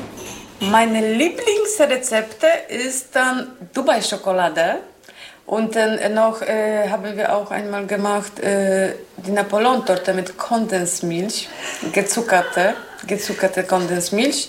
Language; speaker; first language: German; non-native, learner; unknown